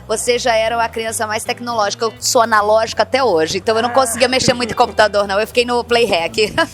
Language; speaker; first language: Portuguese; native; Portuguese